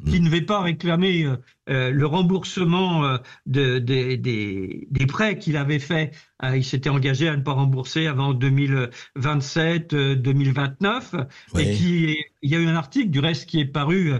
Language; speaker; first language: French; native; French